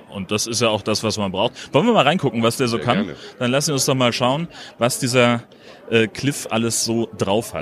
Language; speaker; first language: German; native; German